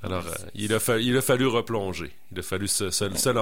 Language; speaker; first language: French; native; French